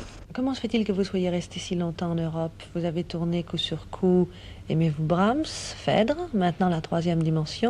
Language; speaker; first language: French; native; French